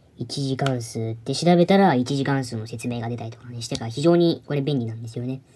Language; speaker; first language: Japanese; native; Japanese